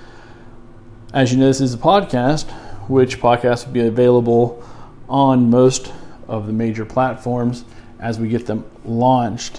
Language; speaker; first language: English; native; English